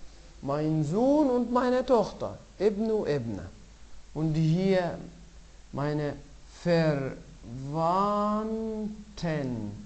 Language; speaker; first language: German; non-native, fluent; Arabic